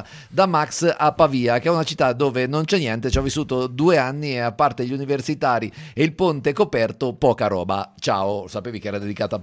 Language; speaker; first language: Italian; native; Italian